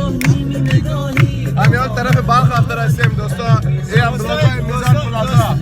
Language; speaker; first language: Persian; native; Persian